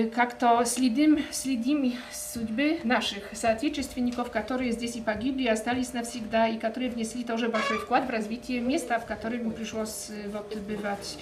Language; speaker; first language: Russian; non-native, fluent; Polish